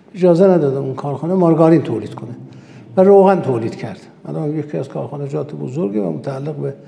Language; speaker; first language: Persian; non-native, local second language; Azerbaijani